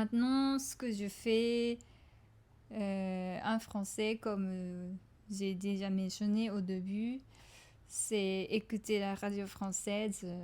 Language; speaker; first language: French; non-native, fluent; Japanese